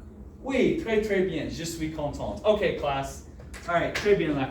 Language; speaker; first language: French; non-native, fluent; English